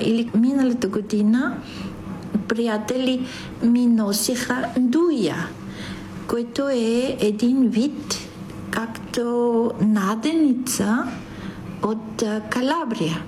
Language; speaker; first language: Bulgarian; non-native, fluent; Italian